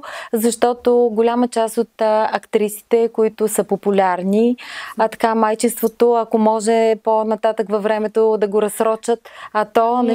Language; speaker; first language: Bulgarian; native; Bulgarian